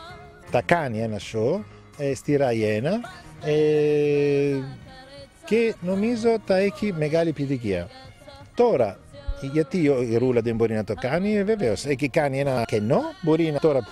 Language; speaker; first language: Greek; non-native, fluent; Italian